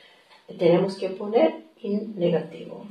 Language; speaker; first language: Spanish; non-native, fluent; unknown